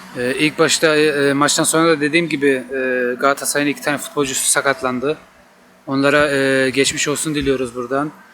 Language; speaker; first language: Turkish; early bilingual, heritage; Turkish